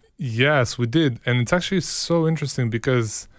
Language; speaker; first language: English; early bilingual, other home language; Hebrew